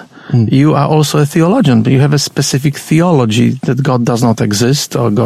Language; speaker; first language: English; non-native, fluent; Polish